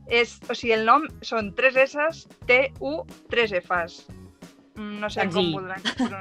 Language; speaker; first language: Catalan; native; Catalan